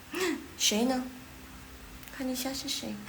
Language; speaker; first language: Chinese; non-native, fluent; Indonesian